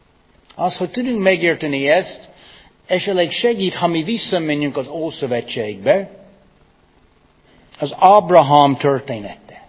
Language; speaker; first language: Hungarian; non-native, fluent; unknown